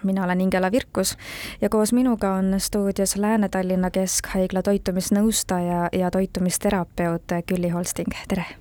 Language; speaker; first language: Estonian; native; Estonian